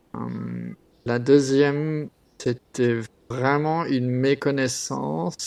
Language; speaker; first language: French; native; French